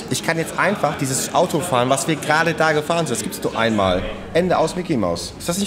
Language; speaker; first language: German; native; German